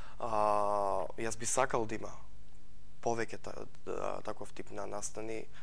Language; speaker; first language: Macedonian; native; Macedonian